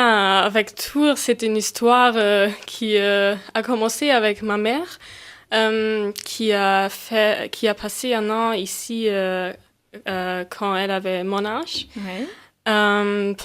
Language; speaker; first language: French; non-native, fluent; German